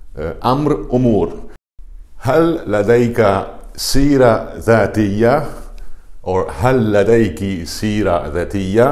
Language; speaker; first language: Arabic; non-native, fluent; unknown